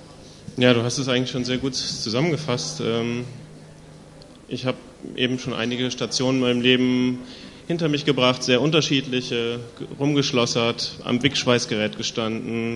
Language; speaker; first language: German; native; German